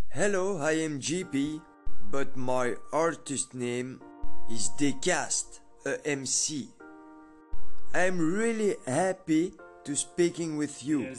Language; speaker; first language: English; non-native, learner; French